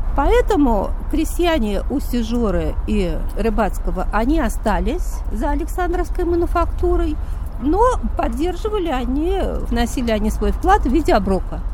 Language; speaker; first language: Russian; native; Russian